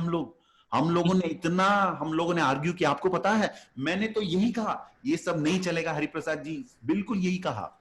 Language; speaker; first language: Hindi; native; Hindi